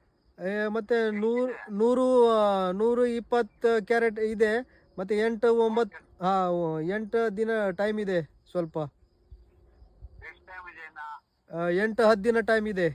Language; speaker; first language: Kannada; non-native, learner; Marathi